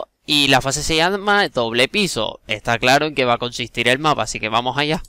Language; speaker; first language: Spanish; native; Spanish